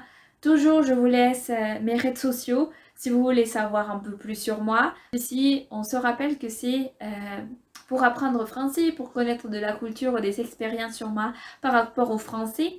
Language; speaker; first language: French; non-native, fluent; Spanish